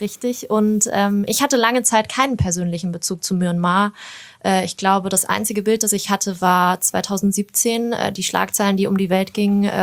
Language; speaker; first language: German; native; German